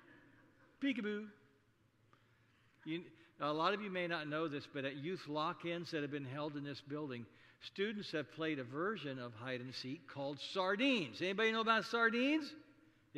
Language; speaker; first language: English; native; English